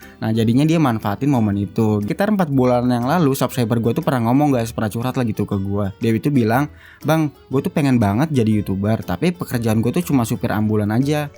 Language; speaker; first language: Indonesian; native; Indonesian